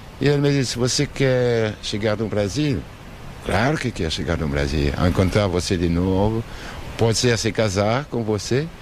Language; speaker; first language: Portuguese; non-native, learner; French